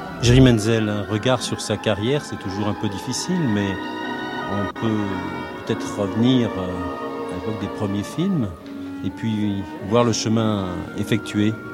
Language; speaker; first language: French; native; French